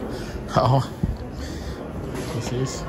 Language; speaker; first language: Swedish; native; Swedish